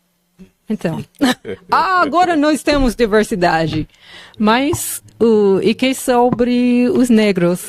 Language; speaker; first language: Portuguese; non-native, fluent; English